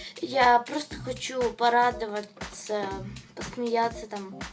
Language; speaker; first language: Russian; non-native, local second language; Ukrainian